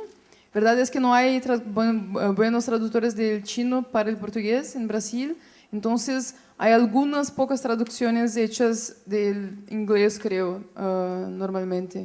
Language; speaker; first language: Spanish; non-native, fluent; Portuguese